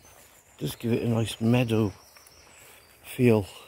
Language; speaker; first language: English; native; English